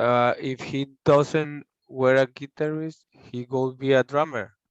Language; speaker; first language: English; non-native, learner; Spanish